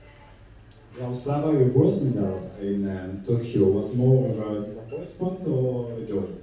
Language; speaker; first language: English; non-native, fluent; French